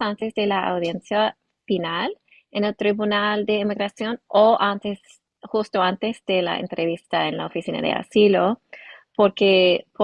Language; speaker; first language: Spanish; non-native, learner; English